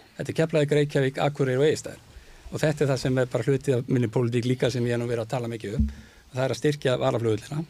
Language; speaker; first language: Icelandic; native; Icelandic